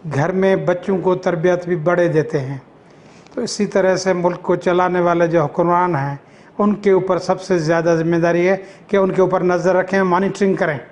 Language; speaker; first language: Urdu; non-native, local second language; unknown